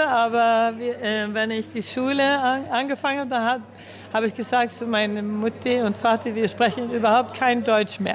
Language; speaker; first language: German; early bilingual, heritage; Swedish